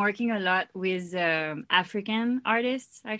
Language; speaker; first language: English; non-native, fluent; French